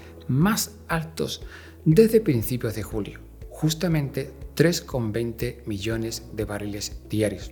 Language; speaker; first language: Spanish; native; Spanish